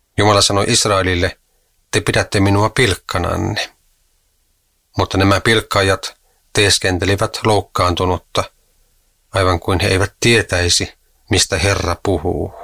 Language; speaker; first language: Finnish; native; Finnish